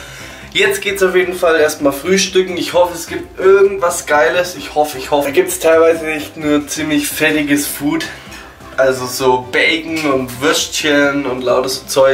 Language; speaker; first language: German; native; German